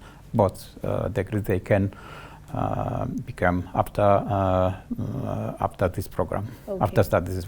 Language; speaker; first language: English; non-native, learner; Georgian